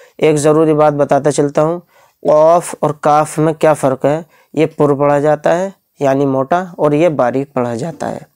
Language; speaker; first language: Urdu; native; Urdu